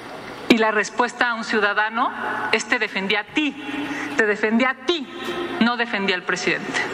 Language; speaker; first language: Spanish; native; Spanish